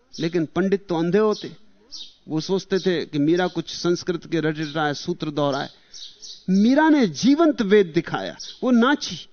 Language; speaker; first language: Hindi; native; Hindi